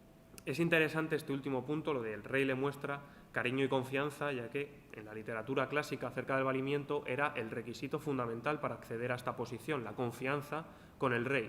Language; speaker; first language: Spanish; native; Spanish